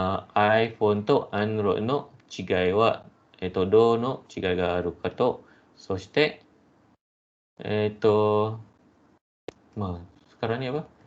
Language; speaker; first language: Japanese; non-native, fluent; Malay